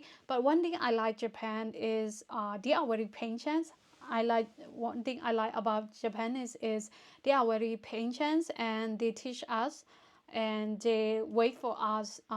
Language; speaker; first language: English; non-native, fluent; Burmese